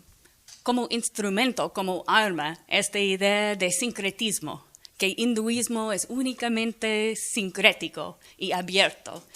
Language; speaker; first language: Spanish; non-native, fluent; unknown